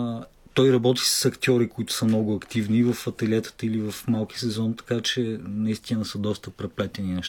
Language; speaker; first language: Bulgarian; native; Bulgarian